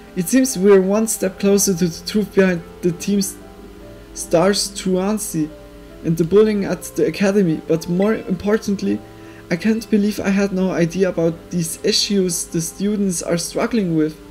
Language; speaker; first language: English; non-native, fluent; Swiss German